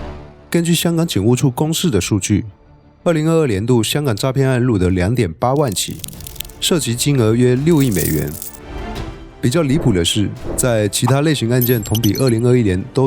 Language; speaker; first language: Chinese; native; Chinese